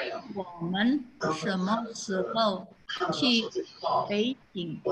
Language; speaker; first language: Chinese; non-native, learner; Indonesian